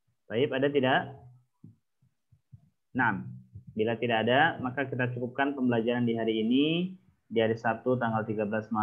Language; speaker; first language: Indonesian; native; Indonesian